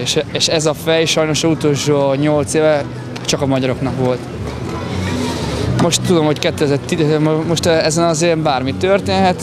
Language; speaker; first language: Hungarian; non-native, fluent; Italian